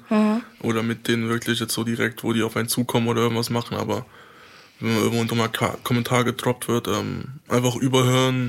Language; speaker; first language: German; native; German